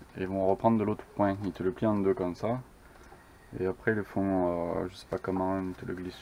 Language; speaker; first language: French; native; French